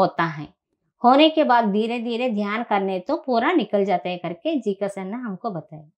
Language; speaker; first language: Hindi; non-native, local second language; Telugu